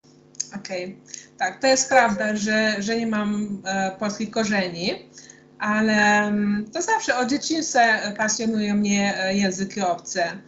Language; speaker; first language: Polish; non-native, fluent; Hungarian